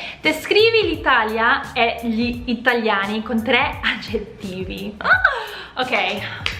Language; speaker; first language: Italian; non-native, fluent; English